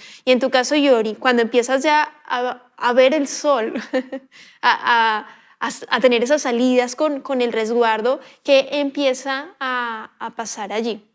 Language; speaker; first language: Spanish; native; Spanish